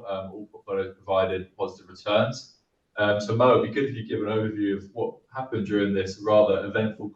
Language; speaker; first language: English; native; English